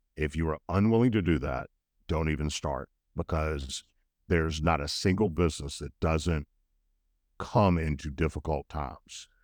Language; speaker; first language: English; native; English